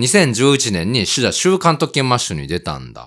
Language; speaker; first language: Japanese; native; Japanese